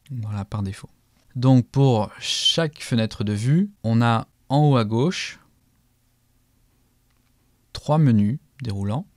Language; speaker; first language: French; native; French